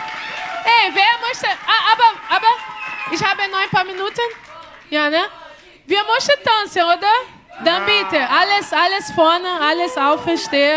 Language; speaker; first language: German; non-native, learner; Portuguese